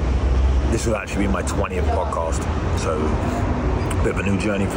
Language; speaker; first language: English; native; English